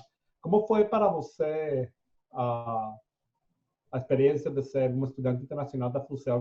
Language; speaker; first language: Portuguese; non-native, fluent; Spanish